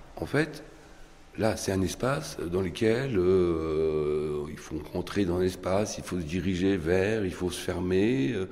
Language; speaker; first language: French; native; French